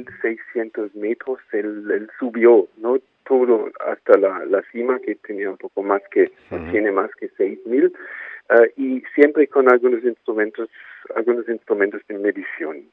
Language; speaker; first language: Spanish; non-native, fluent; German